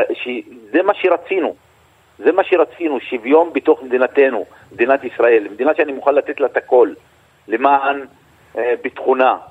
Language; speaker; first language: Hebrew; non-native, local second language; Arabic